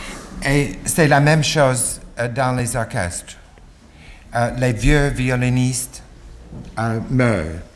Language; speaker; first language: French; non-native, learner; English